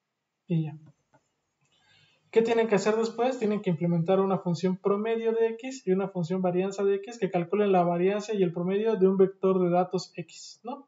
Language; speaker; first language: Spanish; native; Spanish